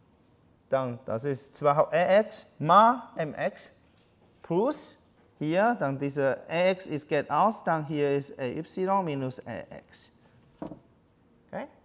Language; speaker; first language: German; non-native, fluent; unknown